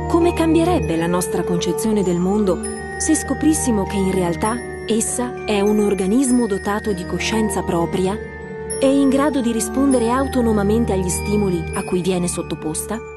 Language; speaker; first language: Italian; native; Italian